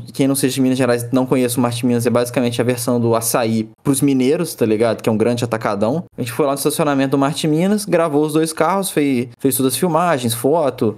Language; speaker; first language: Portuguese; native; Portuguese